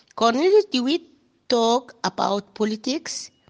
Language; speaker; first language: English; non-native, fluent; Arabic